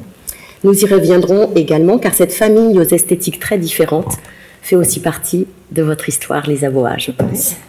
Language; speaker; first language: French; native; French